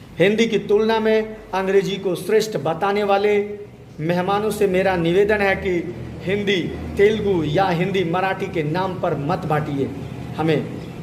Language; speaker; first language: Hindi; native; Hindi